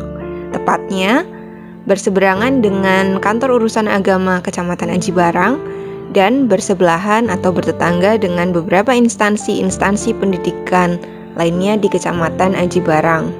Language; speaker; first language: Indonesian; native; Indonesian